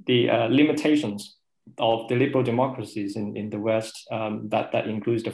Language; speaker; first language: English; non-native, local second language; Cantonese